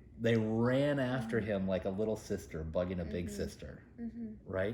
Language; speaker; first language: English; native; English